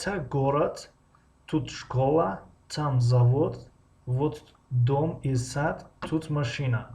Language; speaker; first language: Russian; non-native, fluent; Tajik